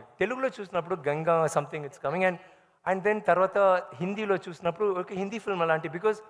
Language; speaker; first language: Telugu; non-native, learner; Tamil